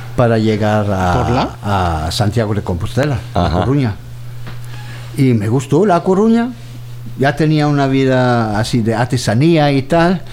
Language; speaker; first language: Spanish; non-native, fluent; German